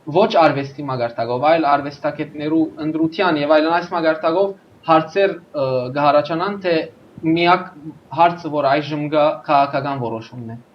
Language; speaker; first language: Armenian; early bilingual, heritage; Armenian